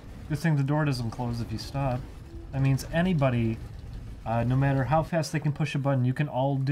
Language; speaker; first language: English; native; English